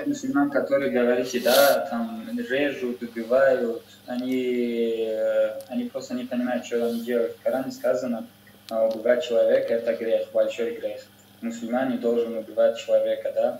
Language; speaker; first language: Russian; non-native, fluent; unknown